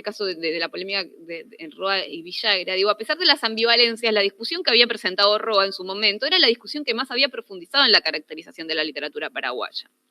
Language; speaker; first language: Spanish; native; Spanish